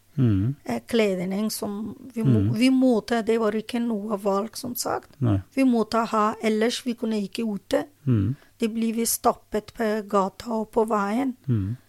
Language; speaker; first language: Norwegian; non-native, learner; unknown